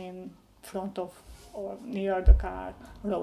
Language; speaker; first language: English; non-native, learner; Hungarian